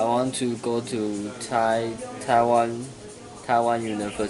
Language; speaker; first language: English; non-native, learner; Chinese